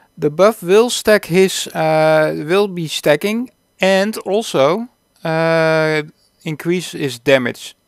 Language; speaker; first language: English; non-native, fluent; Dutch